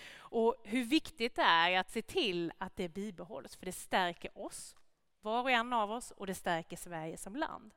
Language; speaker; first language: Swedish; native; Swedish